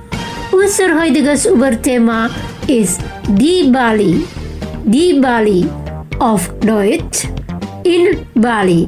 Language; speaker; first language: German; non-native, fluent; Indonesian